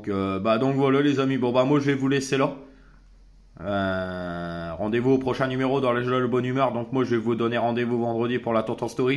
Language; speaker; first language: French; native; French